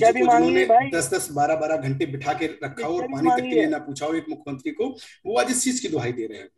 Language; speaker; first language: Hindi; native; Hindi